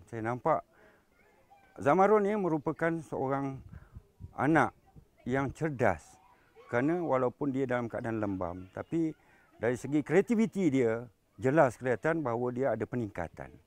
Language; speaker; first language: Malay; native; Malay